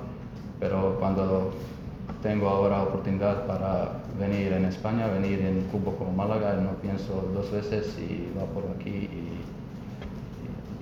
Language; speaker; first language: Spanish; non-native, learner; Croatian